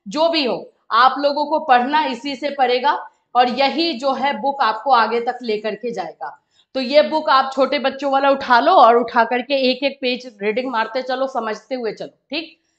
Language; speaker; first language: Hindi; native; Hindi